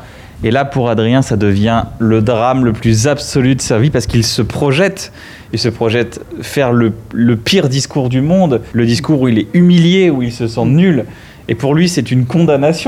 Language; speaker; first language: French; native; French